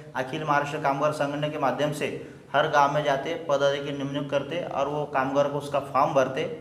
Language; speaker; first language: Hindi; non-native, local second language; Marathi